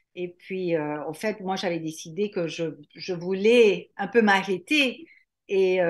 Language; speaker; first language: French; native; French